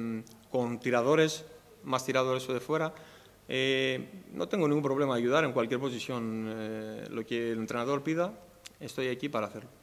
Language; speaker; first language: Spanish; non-native, fluent; Greek